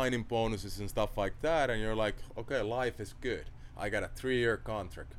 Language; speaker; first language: English; non-native, fluent; Finnish